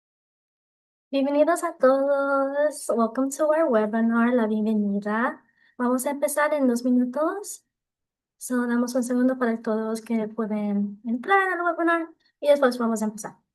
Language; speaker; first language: Spanish; non-native, local second language; English